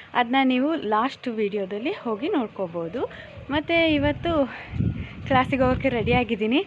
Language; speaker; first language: Kannada; native; Kannada